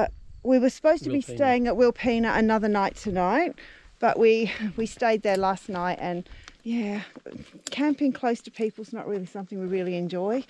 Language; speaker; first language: English; native; English